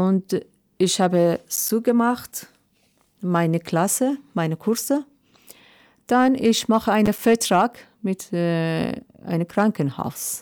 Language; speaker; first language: German; non-native, learner; Persian